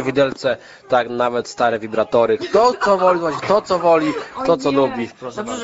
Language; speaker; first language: Polish; native; Polish